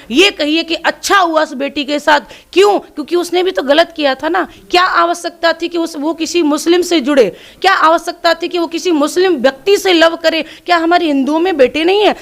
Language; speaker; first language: Hindi; native; Hindi